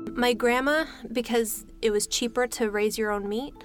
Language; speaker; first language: English; native; English